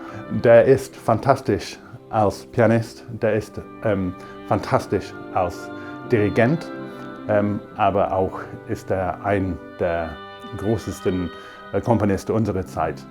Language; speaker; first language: German; non-native, fluent; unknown